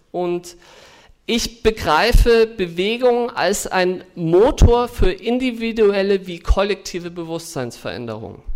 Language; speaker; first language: German; native; German